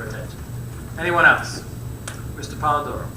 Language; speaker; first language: English; native; English